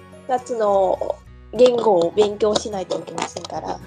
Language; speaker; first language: Japanese; non-native, learner; Vietnamese